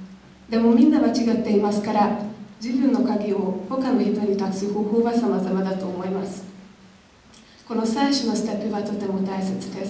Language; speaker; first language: Japanese; non-native, learner; Hungarian